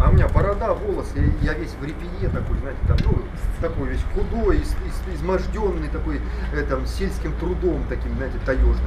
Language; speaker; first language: Russian; native; Russian